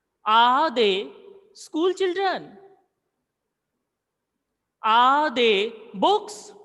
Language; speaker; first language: English; non-native, local second language; Hindi